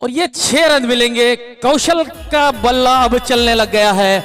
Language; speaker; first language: Hindi; non-native, local second language; Marathi